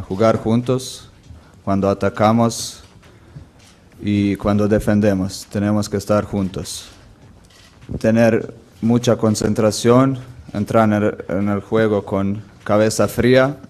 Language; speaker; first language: Spanish; non-native, fluent; Croatian